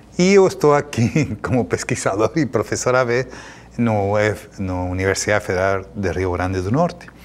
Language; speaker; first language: Portuguese; non-native, fluent; Spanish